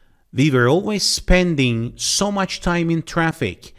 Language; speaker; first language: English; non-native, fluent; Turkish